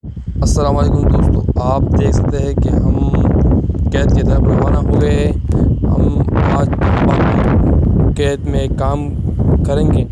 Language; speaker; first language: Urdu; non-native, local second language; Pashto